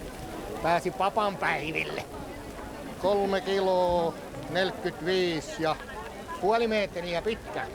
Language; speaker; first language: Finnish; native; Finnish